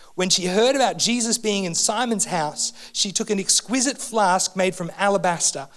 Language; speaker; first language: English; native; English